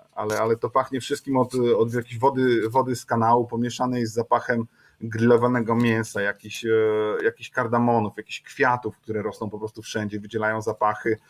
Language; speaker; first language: Polish; native; Polish